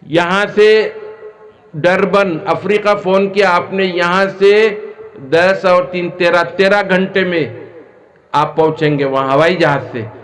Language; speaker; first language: Urdu; non-native, local second language; Assamese